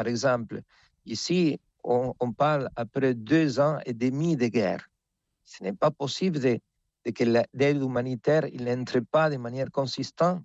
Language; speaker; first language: French; non-native, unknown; Spanish